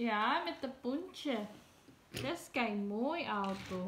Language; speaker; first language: Dutch; non-native, learner; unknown